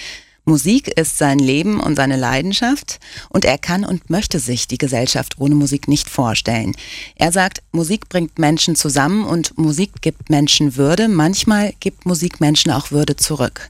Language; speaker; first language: German; native; German